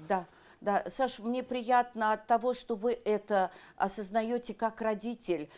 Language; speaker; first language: Russian; native; Russian